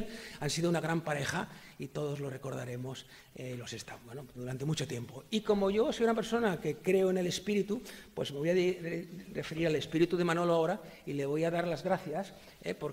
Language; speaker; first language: Spanish; native; Spanish